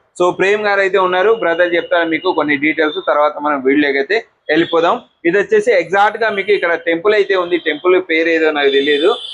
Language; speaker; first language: Telugu; native; Telugu